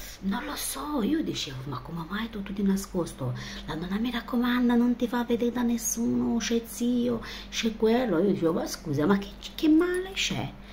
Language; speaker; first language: Italian; non-native, fluent; Romanian